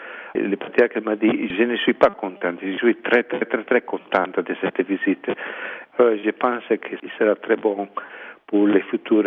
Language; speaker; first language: French; non-native, learner; Italian